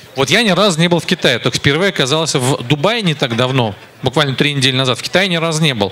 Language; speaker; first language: Russian; native; Russian